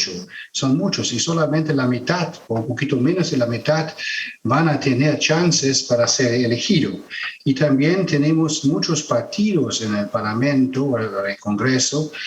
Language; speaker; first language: Spanish; non-native, fluent; German